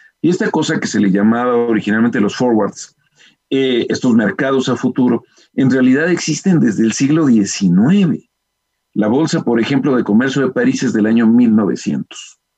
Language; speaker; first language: Spanish; native; Spanish